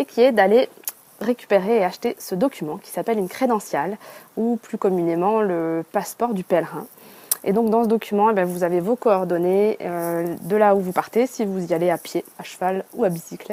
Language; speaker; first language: French; native; French